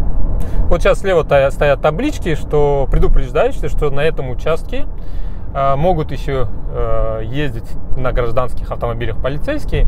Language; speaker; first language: Russian; native; Russian